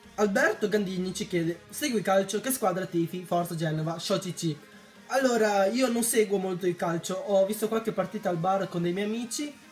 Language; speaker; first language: Italian; early bilingual, other home language; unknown